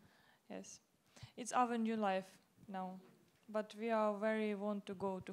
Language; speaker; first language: English; non-native, learner; Ukrainian